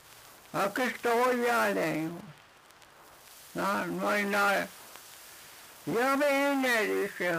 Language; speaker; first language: Spanish; non-native, local second language; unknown